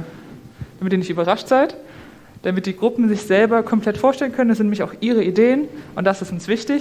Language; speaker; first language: German; native; German